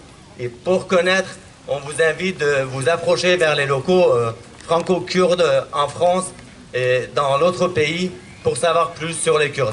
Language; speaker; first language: French; non-native, fluent; Kurdish